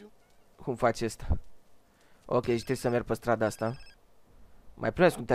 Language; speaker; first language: Romanian; native; Romanian